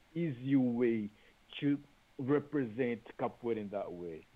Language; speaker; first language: English; non-native, fluent; Portuguese